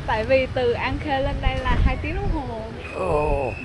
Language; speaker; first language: Vietnamese; native; Vietnamese